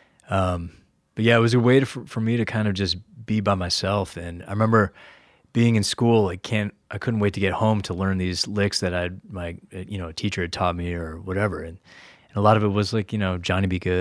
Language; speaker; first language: English; native; English